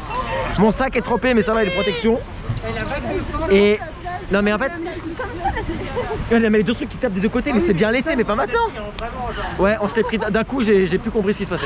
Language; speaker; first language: French; native; French